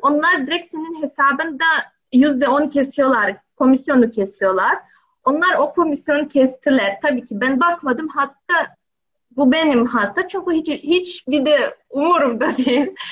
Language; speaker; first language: Turkish; non-native, learner; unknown